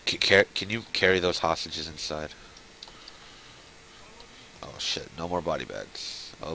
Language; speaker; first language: English; native; English